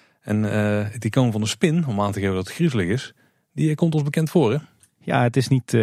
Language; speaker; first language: Dutch; native; Dutch